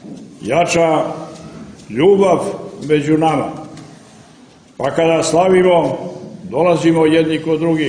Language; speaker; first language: Croatian; native; Croatian